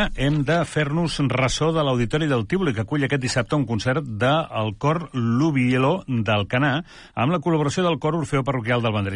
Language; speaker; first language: Catalan; native; Catalan